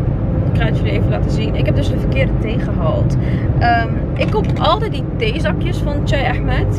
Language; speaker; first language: Dutch; native; Dutch